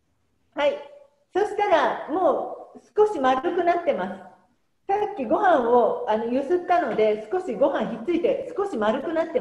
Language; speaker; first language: Japanese; non-native, fluent; Indonesian